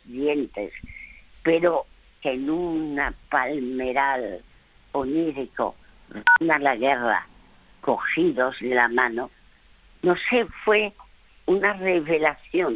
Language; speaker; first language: Spanish; early bilingual, other home language; French